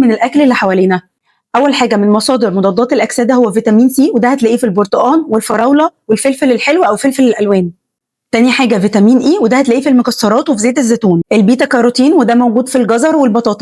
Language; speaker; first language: Arabic; native; Arabic